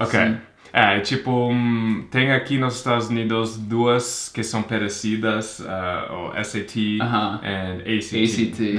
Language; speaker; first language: Portuguese; non-native, fluent; English